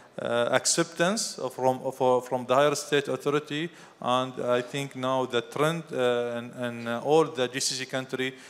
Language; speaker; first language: English; non-native, fluent; Arabic